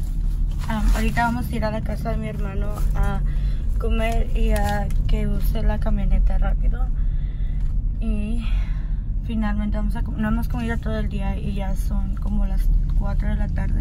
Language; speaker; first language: Spanish; early bilingual, other home language; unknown